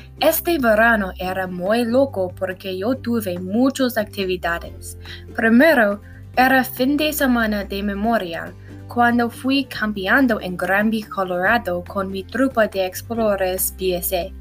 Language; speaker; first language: Spanish; non-native, learner; English